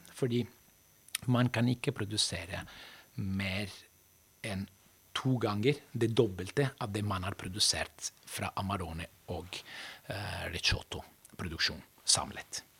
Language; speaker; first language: Norwegian; non-native, fluent; Italian